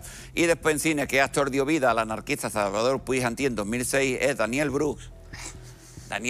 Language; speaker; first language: Spanish; native; Spanish